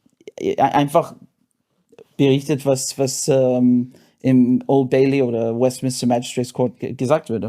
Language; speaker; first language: German; non-native, fluent; English